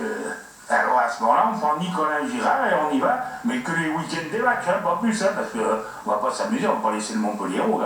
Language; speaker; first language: French; native; French